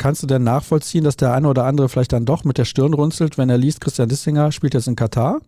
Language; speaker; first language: German; native; German